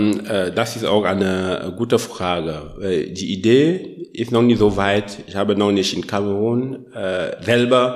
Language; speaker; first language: German; non-native, learner; French